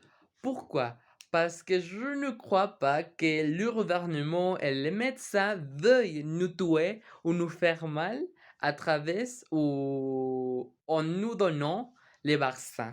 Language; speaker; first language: French; non-native, learner; Spanish